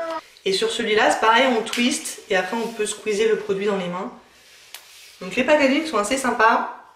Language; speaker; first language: French; native; French